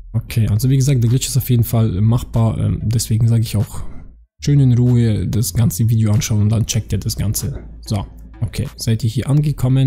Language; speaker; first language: German; native; German